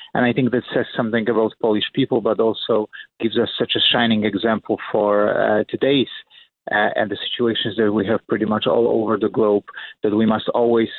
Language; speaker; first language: English; non-native, fluent; Polish